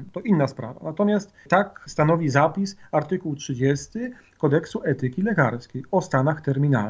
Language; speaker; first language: Polish; native; Polish